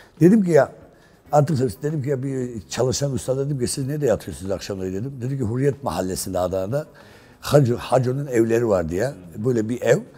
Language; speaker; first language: Turkish; non-native, local second language; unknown